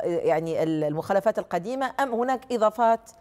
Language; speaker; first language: Arabic; native; Arabic